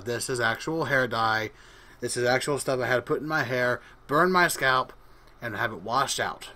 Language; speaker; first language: English; native; English